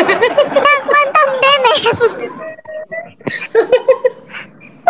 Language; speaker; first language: Vietnamese; non-native, learner; Indonesian